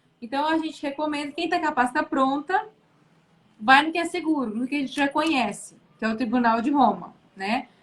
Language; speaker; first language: Portuguese; native; Portuguese